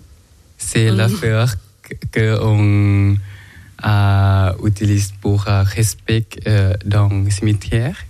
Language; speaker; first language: French; non-native, learner; Thai